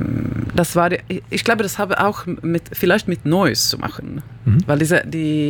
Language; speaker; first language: German; non-native, learner; Swedish